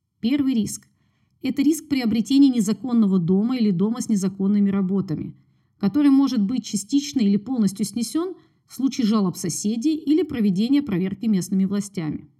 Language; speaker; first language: Russian; native; Russian